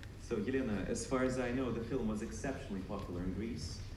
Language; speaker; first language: English; non-native, fluent; Russian